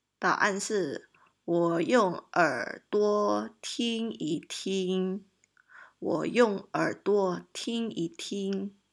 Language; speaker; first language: Chinese; non-native, local second language; Malay